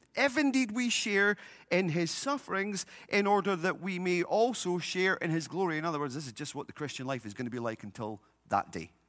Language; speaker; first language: English; native; English